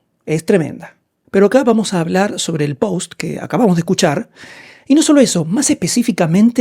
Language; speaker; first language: Spanish; native; Spanish